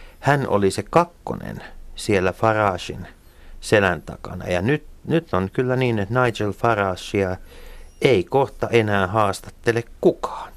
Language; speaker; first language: Finnish; native; Finnish